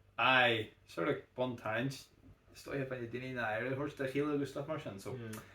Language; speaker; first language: Irish; native; Irish